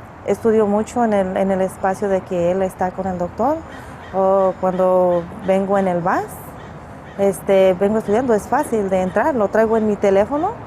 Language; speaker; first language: Spanish; native; Spanish